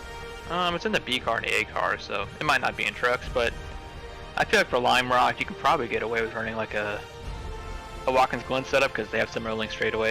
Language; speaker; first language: English; native; English